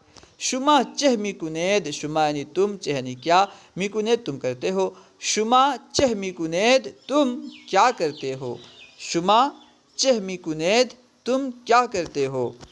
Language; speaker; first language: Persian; non-native, fluent; Urdu